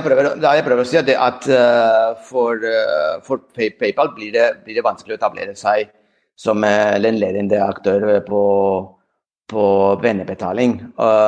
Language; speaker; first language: Norwegian; non-native, fluent; Spanish